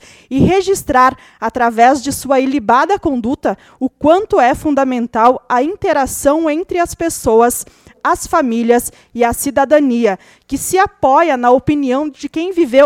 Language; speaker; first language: Portuguese; native; Portuguese